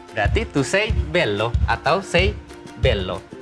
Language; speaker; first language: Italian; non-native, fluent; Indonesian